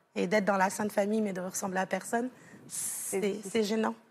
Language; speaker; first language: French; native; French